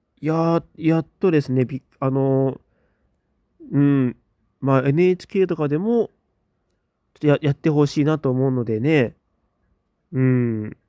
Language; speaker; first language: Japanese; native; Japanese